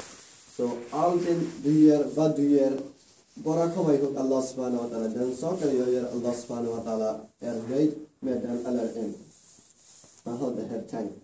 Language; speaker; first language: Swedish; non-native, fluent; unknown